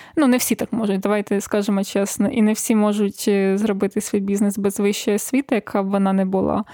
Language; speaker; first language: Ukrainian; native; Ukrainian